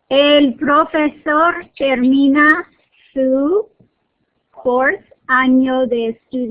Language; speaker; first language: Spanish; non-native, fluent; English